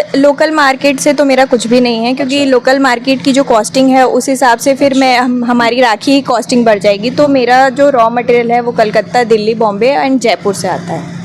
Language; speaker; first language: Hindi; native; Hindi